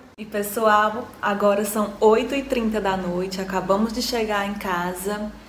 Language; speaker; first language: Portuguese; native; Portuguese